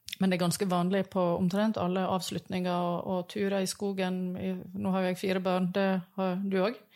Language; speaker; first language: Norwegian; native; Norwegian